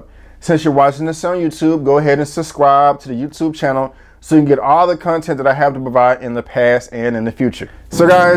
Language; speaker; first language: English; native; English